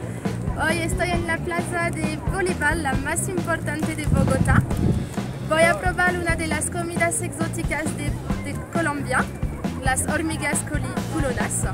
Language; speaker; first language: Spanish; non-native, fluent; French